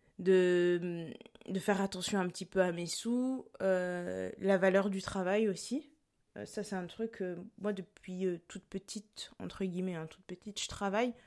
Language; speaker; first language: French; early bilingual, other home language; Lingala